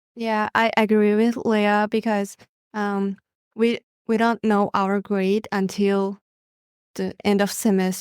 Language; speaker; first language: English; non-native, learner; Mongolian